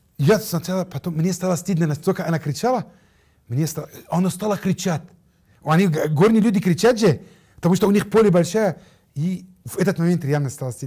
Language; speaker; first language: Russian; non-native, fluent; Arabic